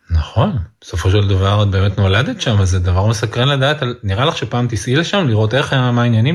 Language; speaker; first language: Hebrew; native; Hebrew